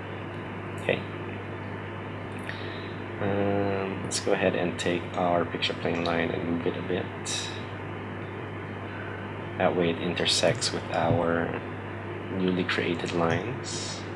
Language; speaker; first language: English; native; English